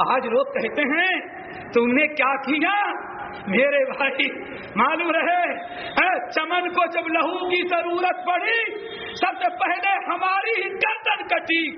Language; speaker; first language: Urdu; native; Urdu